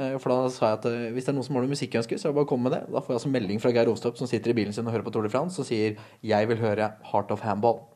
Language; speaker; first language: Norwegian; native; Norwegian